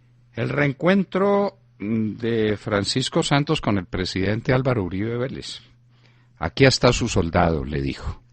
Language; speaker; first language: Spanish; native; Spanish